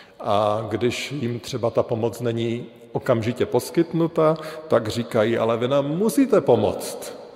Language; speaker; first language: Czech; native; Czech